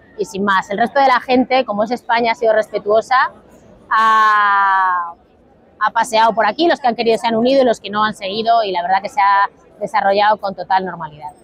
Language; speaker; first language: Spanish; native; Spanish